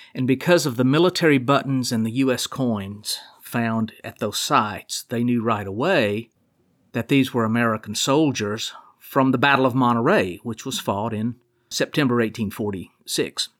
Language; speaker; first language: English; native; English